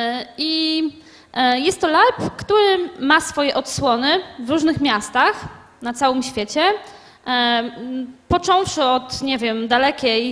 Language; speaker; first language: Polish; native; Polish